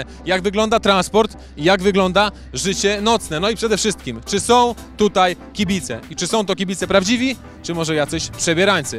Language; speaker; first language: Polish; native; Polish